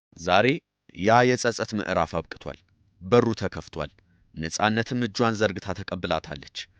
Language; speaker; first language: Amharic; native; Amharic